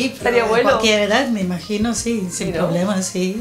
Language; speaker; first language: Spanish; non-native, fluent; Portuguese